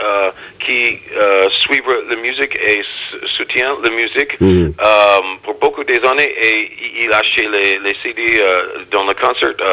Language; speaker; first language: French; non-native, learner; English